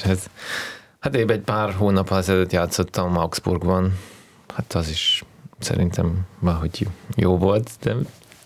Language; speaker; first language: Hungarian; non-native, learner; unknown